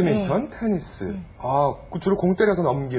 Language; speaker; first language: Korean; native; Korean